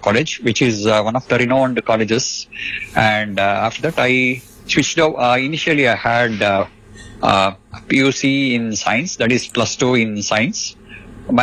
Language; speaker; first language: Hindi; non-native, local second language; Telugu